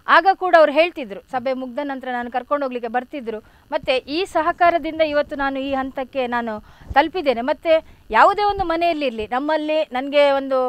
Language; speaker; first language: Kannada; non-native, local second language; Tulu